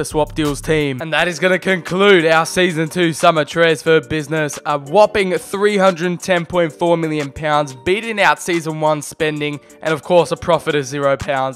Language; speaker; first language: English; native; English